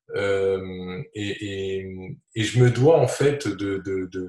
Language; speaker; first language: French; native; French